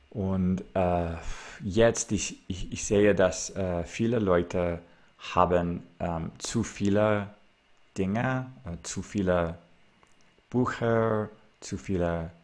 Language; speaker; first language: German; non-native, learner; English